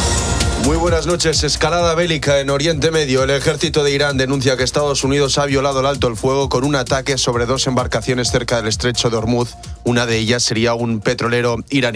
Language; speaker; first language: Spanish; native; Spanish